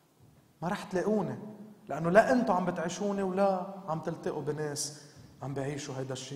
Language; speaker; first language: Arabic; native; Arabic